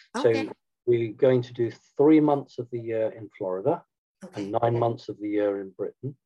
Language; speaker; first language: English; native; English